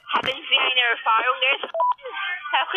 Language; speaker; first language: German; non-native, learner; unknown